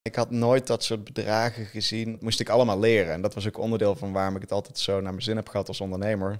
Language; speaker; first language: Dutch; native; Dutch